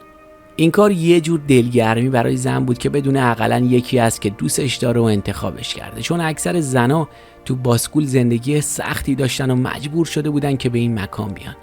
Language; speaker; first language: Persian; native; Persian